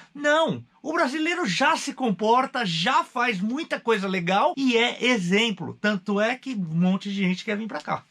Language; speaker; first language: Portuguese; native; Portuguese